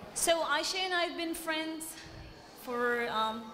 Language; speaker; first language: English; non-native, fluent; Turkish